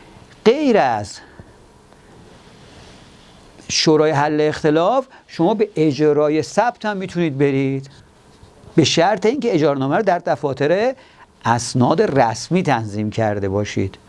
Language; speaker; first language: Persian; native; Persian